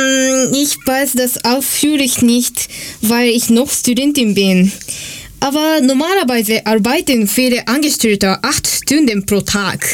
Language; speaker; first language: German; non-native, fluent; Japanese